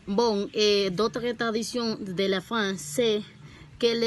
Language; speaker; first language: French; non-native, learner; Spanish